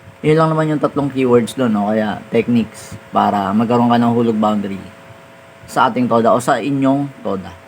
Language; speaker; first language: Filipino; native; Filipino